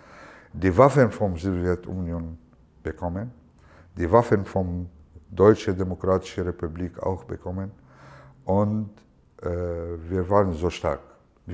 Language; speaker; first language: German; non-native, learner; Arabic